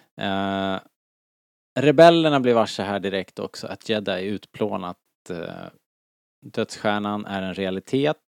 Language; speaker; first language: Swedish; native; Swedish